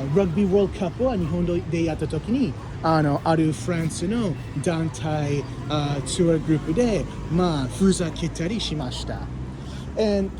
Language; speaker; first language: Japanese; non-native, learner; English